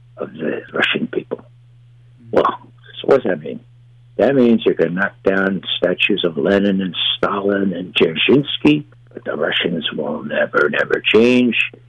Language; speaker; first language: English; native; English